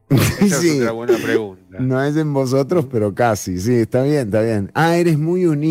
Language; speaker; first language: Spanish; native; Spanish